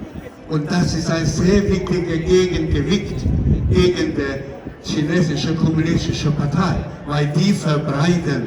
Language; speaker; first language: German; non-native, fluent; Cantonese